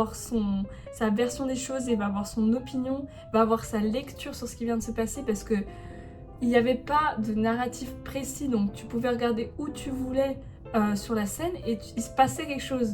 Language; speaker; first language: French; native; French